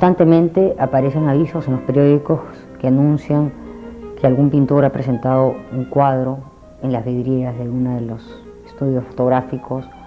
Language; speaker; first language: Spanish; native; Spanish